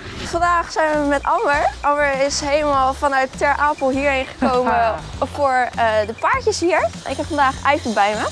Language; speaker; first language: Dutch; native; Dutch